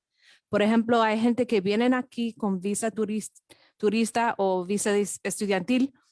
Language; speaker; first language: Spanish; non-native, fluent; English